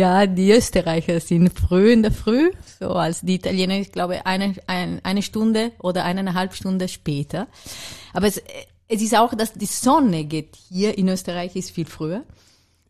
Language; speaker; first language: German; non-native, learner; Italian